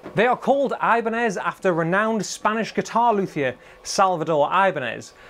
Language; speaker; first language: English; native; English